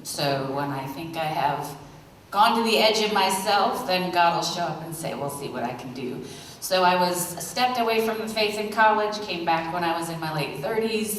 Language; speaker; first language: English; native; English